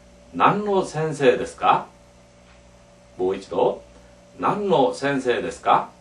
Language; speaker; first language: Japanese; non-native, fluent; Korean